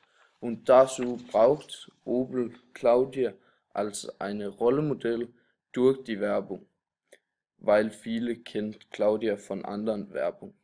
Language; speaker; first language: German; non-native, learner; Danish